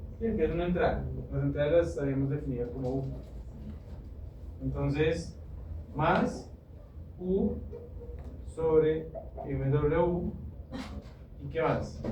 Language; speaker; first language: Spanish; native; Spanish